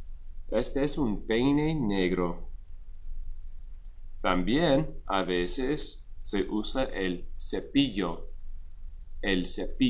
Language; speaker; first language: Spanish; non-native, fluent; English